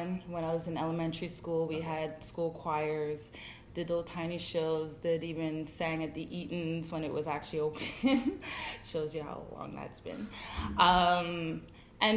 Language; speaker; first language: English; native; English